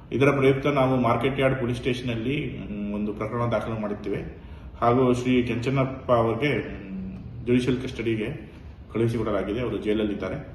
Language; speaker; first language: Kannada; non-native, local second language; Urdu